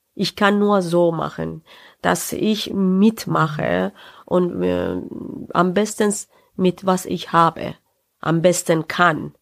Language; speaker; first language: German; non-native, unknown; Persian